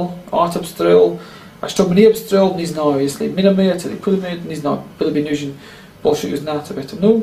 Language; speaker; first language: Russian; non-native, learner; English